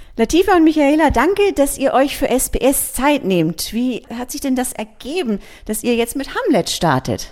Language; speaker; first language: German; native; German